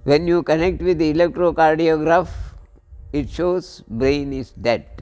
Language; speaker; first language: English; non-native, local second language; Kannada